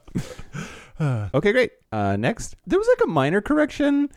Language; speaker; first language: English; native; English